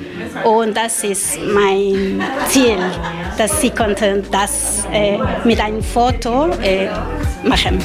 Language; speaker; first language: German; non-native, learner; Spanish